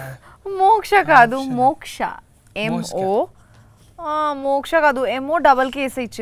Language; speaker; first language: Telugu; non-native, learner; Bangla